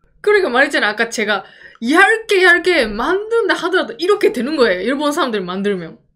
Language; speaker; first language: Korean; non-native, fluent; Japanese